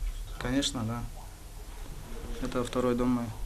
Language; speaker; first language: Russian; non-native, local second language; Karachay-Balkar